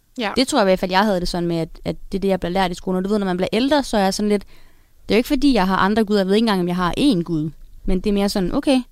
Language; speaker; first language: Danish; native; Danish